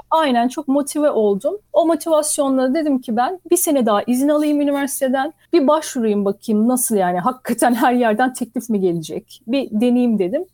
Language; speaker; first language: Turkish; native; Turkish